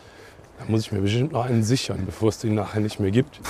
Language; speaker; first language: German; native; German